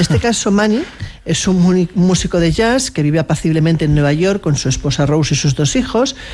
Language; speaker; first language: Spanish; native; Spanish